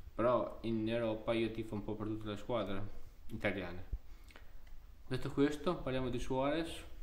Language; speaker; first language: Italian; non-native, fluent; Albanian